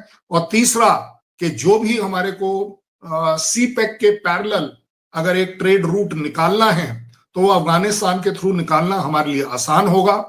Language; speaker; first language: Hindi; native; Hindi